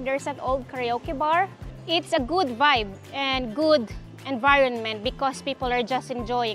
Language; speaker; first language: English; non-native, local second language; Filipino